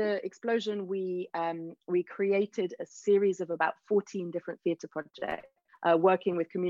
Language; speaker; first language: English; native; English